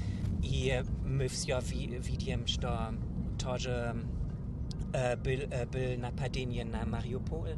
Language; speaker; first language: Russian; non-native, learner; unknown